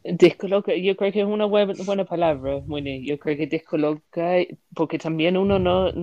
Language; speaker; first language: Spanish; non-native, fluent; English